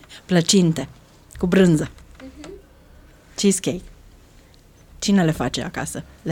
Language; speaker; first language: Romanian; native; Romanian